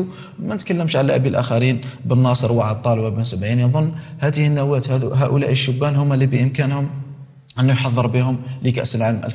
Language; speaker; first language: Arabic; native; Arabic